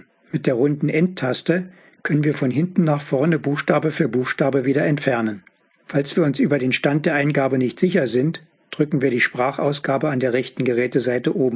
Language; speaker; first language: German; native; German